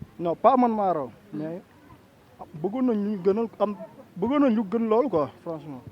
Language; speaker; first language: Wolof; native; Wolof